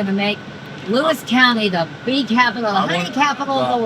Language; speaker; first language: English; native; English